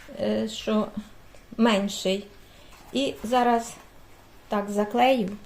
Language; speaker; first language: Ukrainian; native; Ukrainian